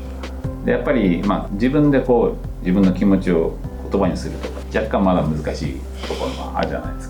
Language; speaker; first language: Japanese; native; Japanese